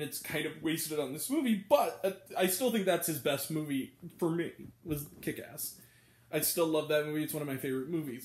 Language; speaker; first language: English; native; English